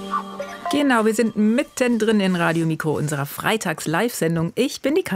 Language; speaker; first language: German; native; German